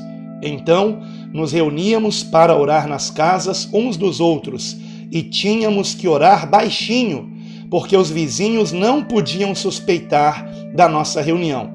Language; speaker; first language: Portuguese; native; Portuguese